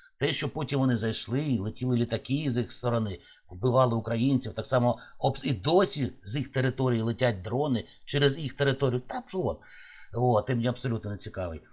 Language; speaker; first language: Ukrainian; native; Ukrainian